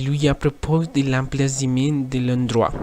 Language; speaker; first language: French; non-native, learner; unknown